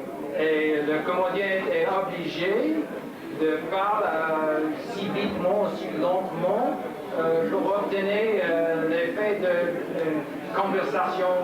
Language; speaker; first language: French; non-native, learner; English